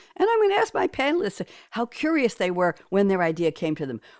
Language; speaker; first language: English; native; English